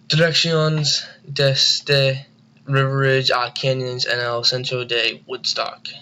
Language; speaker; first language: Spanish; non-native, learner; English